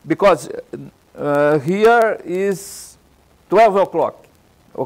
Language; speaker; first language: English; non-native, learner; Portuguese